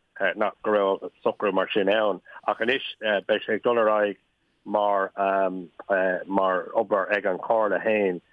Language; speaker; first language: Irish; non-native, local second language; English